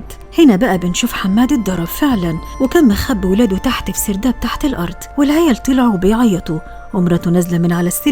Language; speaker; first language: Arabic; native; Arabic